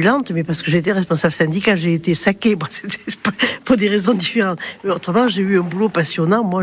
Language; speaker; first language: French; native; French